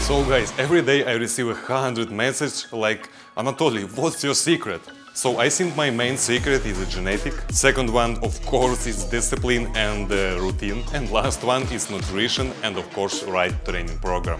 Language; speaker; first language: English; non-native, learner; Russian